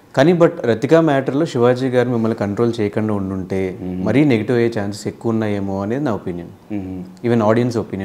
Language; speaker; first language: Telugu; native; Telugu